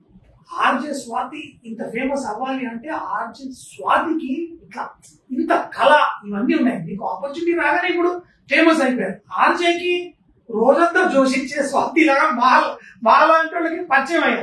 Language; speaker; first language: Telugu; native; Telugu